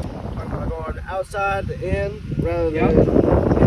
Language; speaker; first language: English; native; English